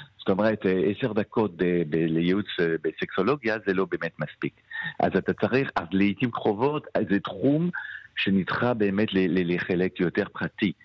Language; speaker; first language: Hebrew; non-native, fluent; French